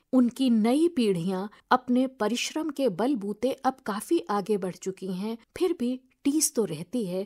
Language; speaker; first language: Hindi; native; Hindi